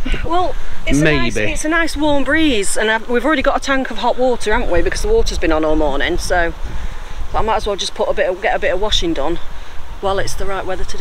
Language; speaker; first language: English; native; English